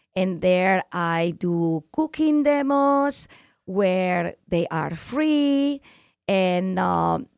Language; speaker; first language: English; non-native, fluent; Spanish